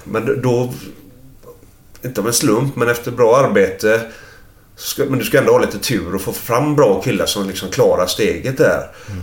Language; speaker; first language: Swedish; native; Swedish